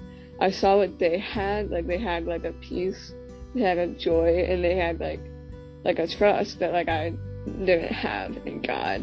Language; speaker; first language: English; native; English